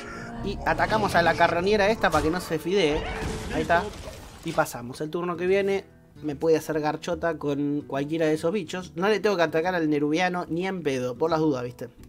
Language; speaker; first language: Spanish; native; Spanish